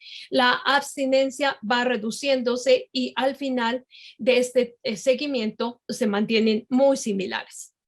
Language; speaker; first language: Spanish; native; Spanish